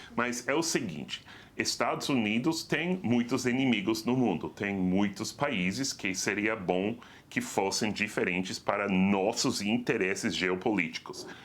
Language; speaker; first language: Portuguese; non-native, fluent; English